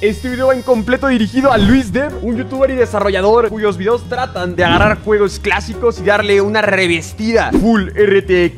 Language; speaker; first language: Spanish; native; Spanish